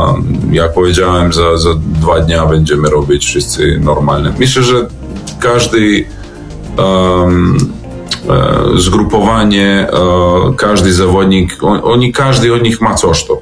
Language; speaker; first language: Polish; non-native, learner; Serbian